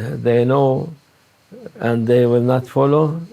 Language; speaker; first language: English; non-native, learner; Turkish